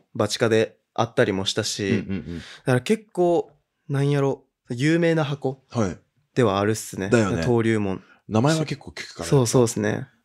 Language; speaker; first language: Japanese; native; Japanese